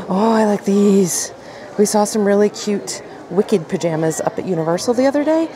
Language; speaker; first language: English; native; English